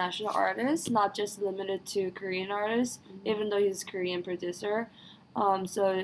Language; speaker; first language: English; non-native, fluent; Korean